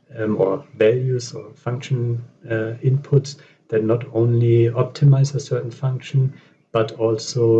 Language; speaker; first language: English; non-native, fluent; German